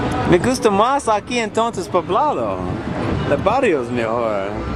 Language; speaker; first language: Spanish; non-native, learner; English